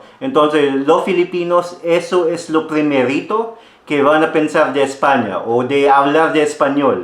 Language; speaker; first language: Spanish; non-native, fluent; Filipino